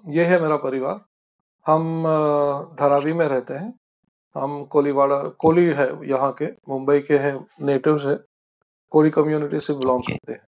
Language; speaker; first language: Hindi; non-native, local second language; Marathi